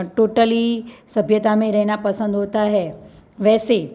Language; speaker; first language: Hindi; non-native, local second language; Gujarati